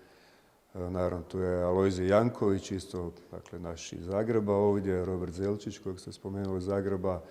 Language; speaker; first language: Croatian; native; Croatian